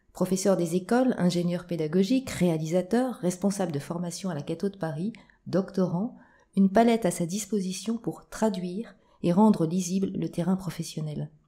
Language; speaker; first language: French; native; French